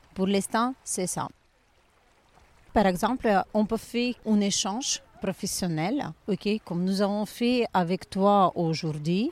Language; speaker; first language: French; non-native, learner; Ukrainian